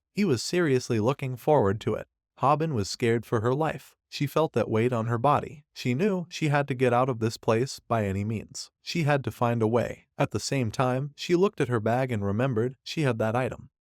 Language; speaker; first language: English; non-native, local second language; Hindi